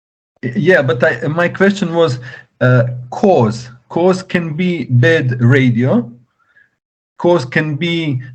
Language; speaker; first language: English; non-native, learner; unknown